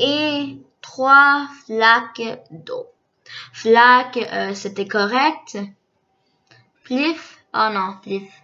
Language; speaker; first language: French; early bilingual, other home language; Korean